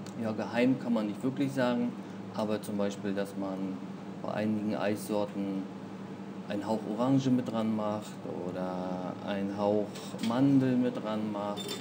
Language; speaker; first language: German; native; German